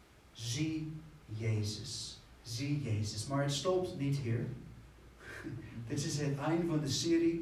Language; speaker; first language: Dutch; non-native, fluent; English